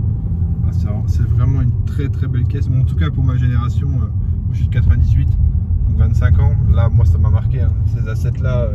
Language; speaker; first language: French; native; French